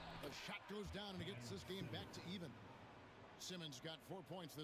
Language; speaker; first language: English; native; English